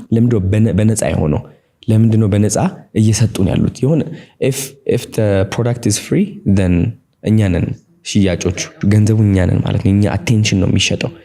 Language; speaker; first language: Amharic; non-native, local second language; Tigrinya